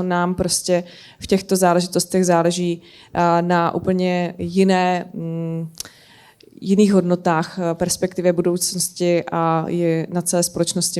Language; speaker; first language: Czech; native; Czech